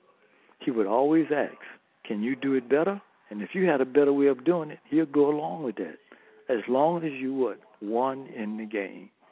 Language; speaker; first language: English; native; English